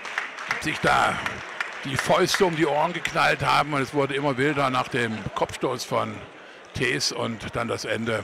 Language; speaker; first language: German; native; German